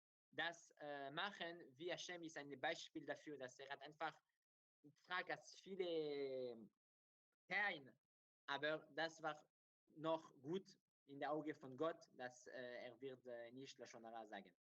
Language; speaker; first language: German; non-native, learner; Hebrew